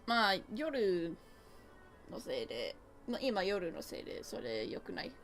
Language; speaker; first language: Japanese; non-native, learner; English